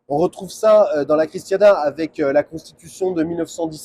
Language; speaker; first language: French; native; French